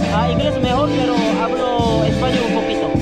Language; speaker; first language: Spanish; non-native, learner; Korean